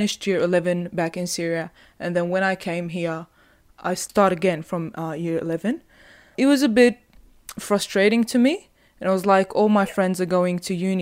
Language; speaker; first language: English; non-native, fluent; Arabic